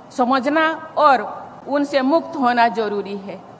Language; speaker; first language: Hindi; non-native, local second language; Santali